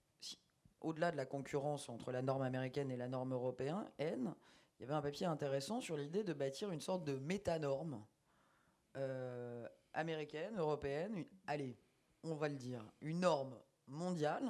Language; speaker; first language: French; native; French